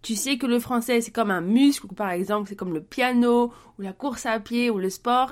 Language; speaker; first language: French; native; French